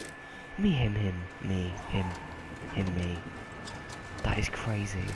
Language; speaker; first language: English; native; English